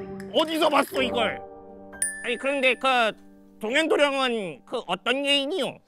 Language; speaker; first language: Korean; native; Korean